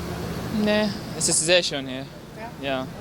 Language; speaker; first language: German; non-native, learner; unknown